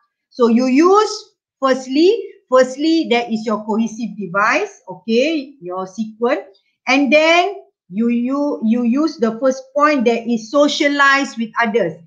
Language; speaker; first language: English; non-native, local second language; Malay